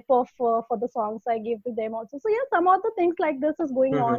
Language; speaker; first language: English; non-native, local second language; Hindi